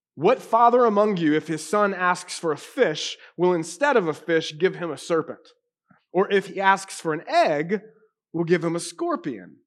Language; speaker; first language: English; native; English